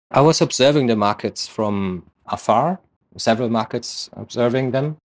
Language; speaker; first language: English; non-native, fluent; German